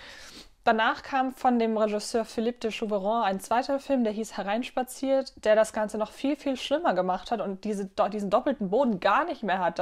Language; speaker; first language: German; native; German